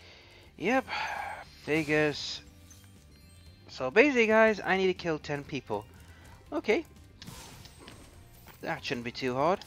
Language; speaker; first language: English; native; English